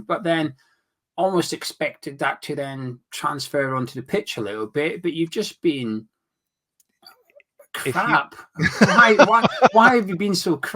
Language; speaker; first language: English; native; English